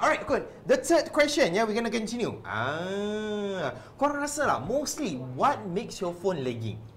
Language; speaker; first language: English; non-native, local second language; Malay